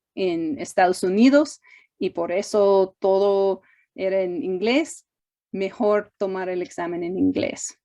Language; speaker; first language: Spanish; non-native, fluent; English